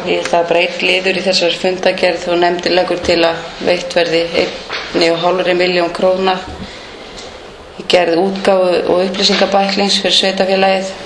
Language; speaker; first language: Icelandic; native; Icelandic